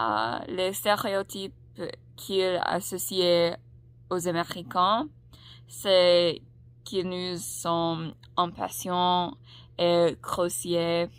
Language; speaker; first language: French; non-native, learner; English